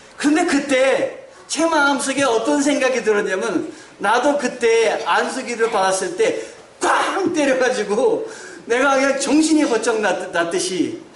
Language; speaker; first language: Korean; native; Korean